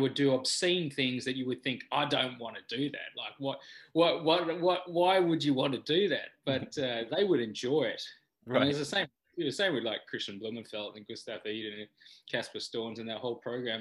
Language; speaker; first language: English; native; English